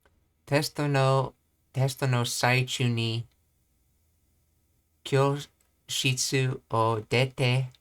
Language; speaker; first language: Japanese; non-native, learner; English